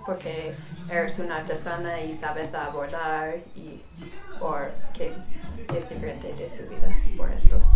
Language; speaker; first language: Spanish; non-native, learner; English